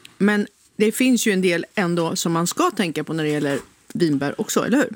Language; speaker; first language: Swedish; native; Swedish